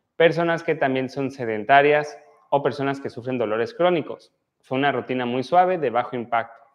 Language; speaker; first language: Spanish; native; Spanish